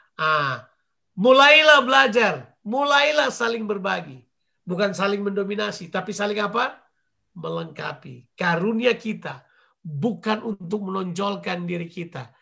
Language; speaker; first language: Indonesian; native; Indonesian